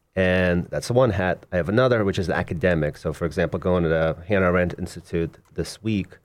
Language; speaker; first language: English; early bilingual, other home language; Russian